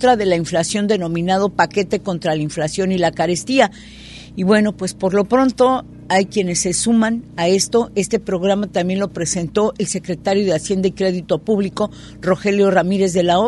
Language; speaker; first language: Spanish; native; Spanish